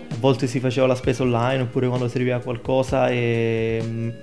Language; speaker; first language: Italian; native; Italian